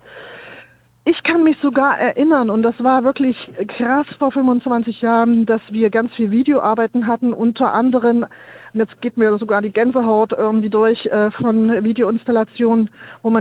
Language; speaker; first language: German; native; German